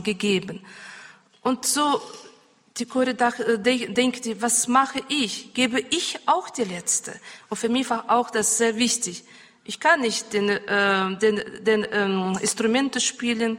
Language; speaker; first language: German; non-native, learner; Russian